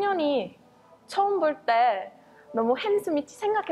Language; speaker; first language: Korean; non-native, learner; English